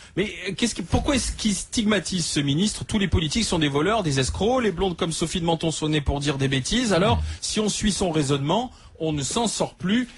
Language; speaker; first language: French; native; French